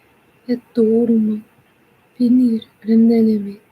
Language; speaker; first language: Turkish; non-native, learner; English